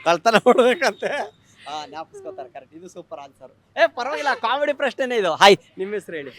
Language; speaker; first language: Kannada; native; Kannada